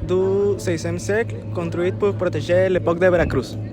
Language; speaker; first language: French; non-native, learner; Spanish